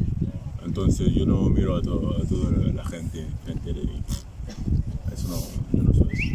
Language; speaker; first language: Spanish; non-native, fluent; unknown